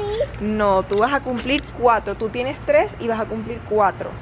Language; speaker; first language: Spanish; native; Spanish